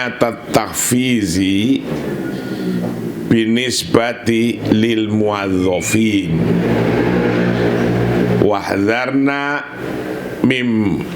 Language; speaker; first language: Arabic; non-native, fluent; Indonesian